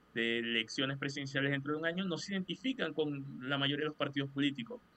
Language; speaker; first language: Spanish; native; Spanish